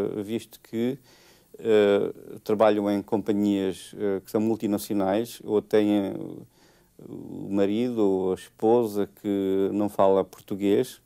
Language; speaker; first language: Portuguese; native; Portuguese